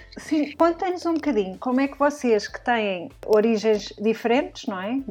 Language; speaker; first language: Portuguese; native; Portuguese